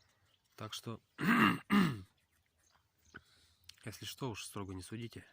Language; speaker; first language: Russian; native; Russian